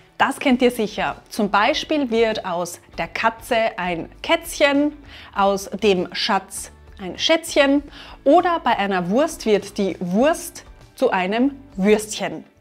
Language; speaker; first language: German; native; German